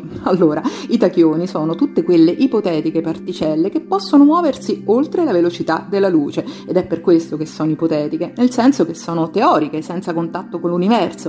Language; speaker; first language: Italian; native; Italian